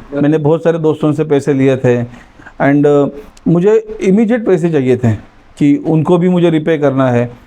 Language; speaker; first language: Hindi; non-native, local second language; Marathi